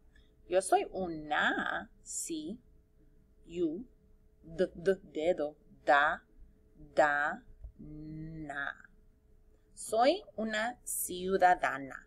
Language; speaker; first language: Spanish; non-native, fluent; English